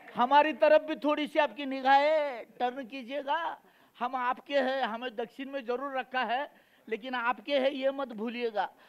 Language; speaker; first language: Hindi; native; Hindi